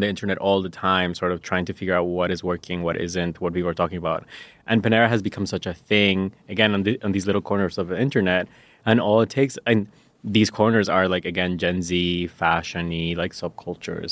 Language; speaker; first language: English; non-native, fluent; Spanish